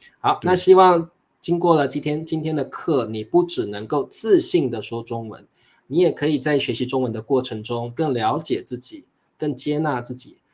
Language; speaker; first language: Chinese; native; Chinese